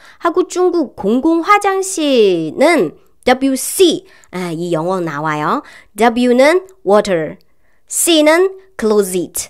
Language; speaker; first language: Korean; non-native, learner; Chinese